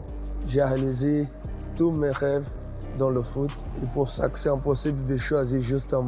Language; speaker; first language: French; non-native, fluent; Portuguese